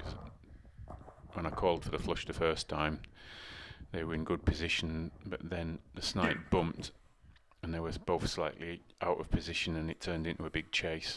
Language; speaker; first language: English; native; English